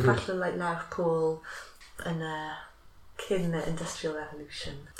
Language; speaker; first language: Welsh; non-native, fluent; English